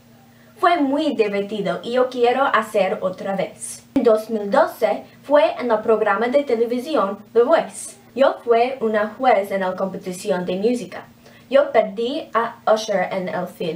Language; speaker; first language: Spanish; non-native, learner; English